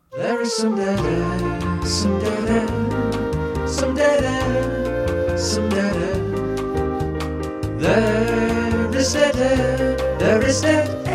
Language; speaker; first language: English; native; English